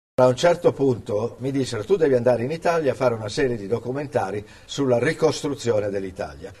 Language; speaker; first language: Italian; early bilingual, other home language; English